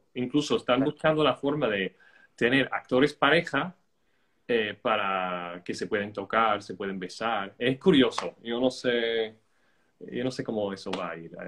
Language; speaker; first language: Spanish; non-native, fluent; English